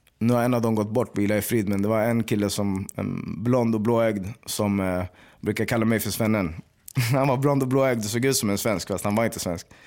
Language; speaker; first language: Swedish; native; Swedish